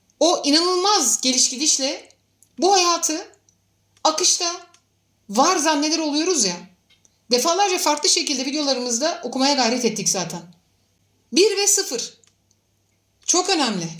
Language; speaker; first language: Turkish; native; Turkish